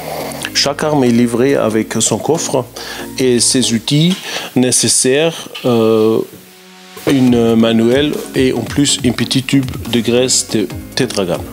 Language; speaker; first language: French; non-native, fluent; German